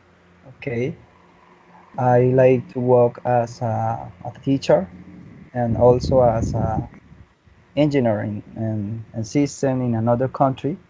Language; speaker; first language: English; non-native, learner; Spanish